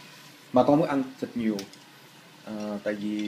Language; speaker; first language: Vietnamese; early bilingual, heritage; Vietnamese